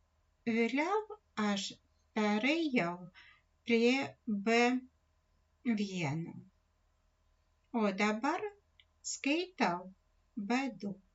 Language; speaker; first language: Lithuanian; non-native, learner; Russian